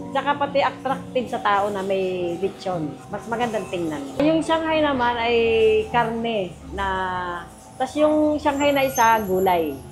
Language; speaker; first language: Filipino; native; Filipino